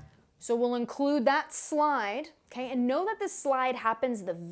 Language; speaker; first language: English; native; English